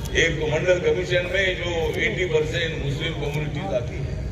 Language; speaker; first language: Hindi; non-native, local second language; Marathi